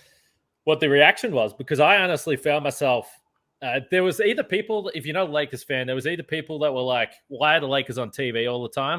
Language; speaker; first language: English; native; English